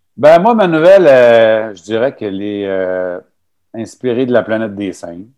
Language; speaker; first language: French; native; French